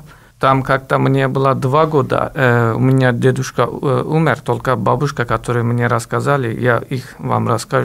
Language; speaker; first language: Russian; non-native, learner; Turkish